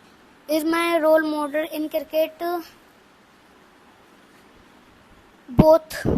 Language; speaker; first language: English; non-native, learner; Hindi